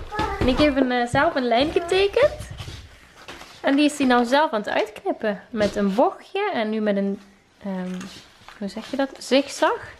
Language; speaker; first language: Dutch; native; Dutch